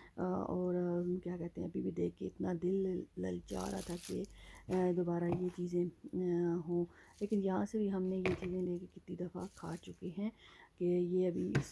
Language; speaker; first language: Urdu; native; Urdu